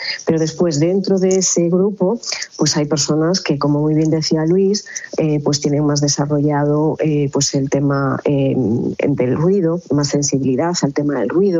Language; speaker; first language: Spanish; native; Spanish